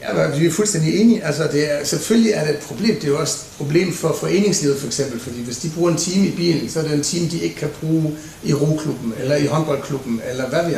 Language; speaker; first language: Danish; native; Danish